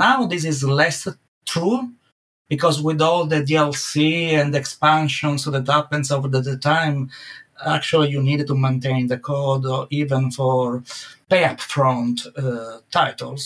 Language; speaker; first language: English; non-native, fluent; Italian